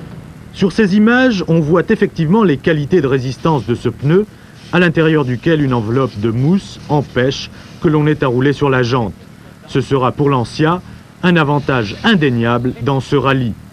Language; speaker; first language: French; native; French